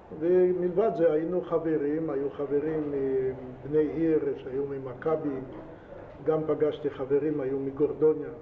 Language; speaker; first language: Hebrew; non-native, fluent; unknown